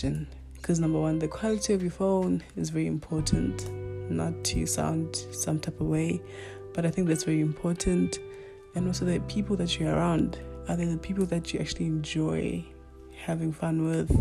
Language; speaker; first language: English; non-native, local second language; Northern Sotho